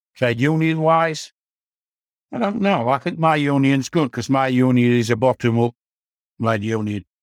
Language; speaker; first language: English; native; English